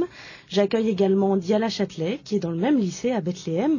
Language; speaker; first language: French; native; French